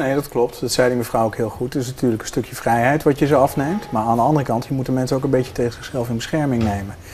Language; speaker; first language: Dutch; native; Dutch